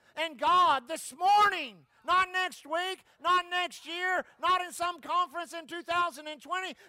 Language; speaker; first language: English; native; English